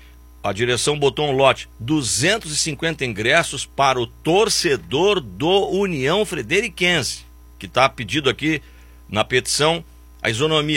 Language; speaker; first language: Portuguese; native; Portuguese